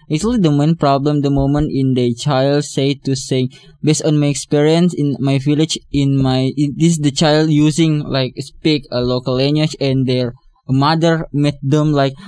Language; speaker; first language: English; non-native, learner; Buginese